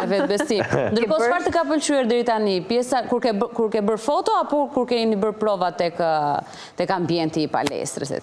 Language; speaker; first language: Albanian; native; Albanian